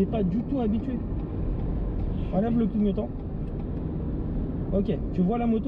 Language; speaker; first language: French; native; French